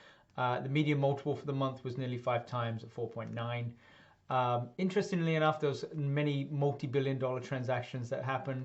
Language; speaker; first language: English; native; English